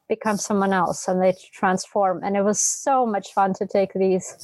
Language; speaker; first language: English; non-native, fluent; Russian